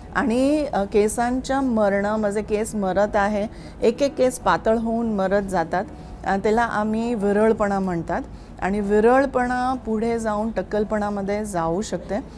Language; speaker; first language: Marathi; non-native, local second language; Hindi